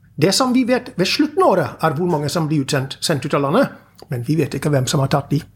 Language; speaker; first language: Norwegian; non-native, fluent; English